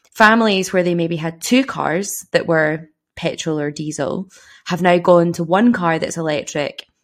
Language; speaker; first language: English; native; English